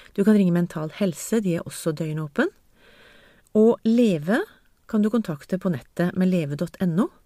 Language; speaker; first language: Norwegian; native; Norwegian